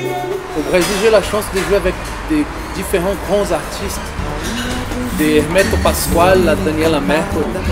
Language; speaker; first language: French; non-native, fluent; Portuguese